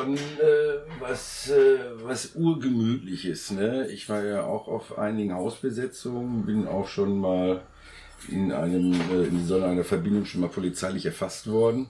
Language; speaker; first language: German; native; German